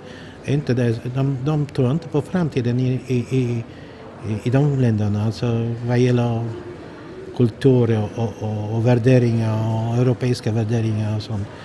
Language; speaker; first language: Swedish; non-native, fluent; Polish